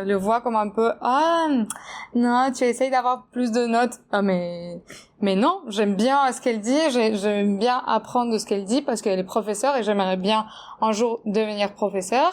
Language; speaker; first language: French; non-native, fluent; Spanish